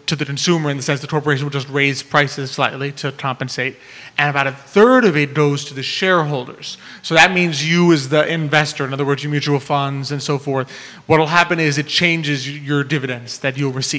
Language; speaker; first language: English; native; English